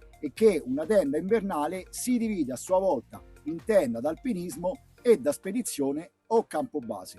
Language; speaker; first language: Italian; native; Italian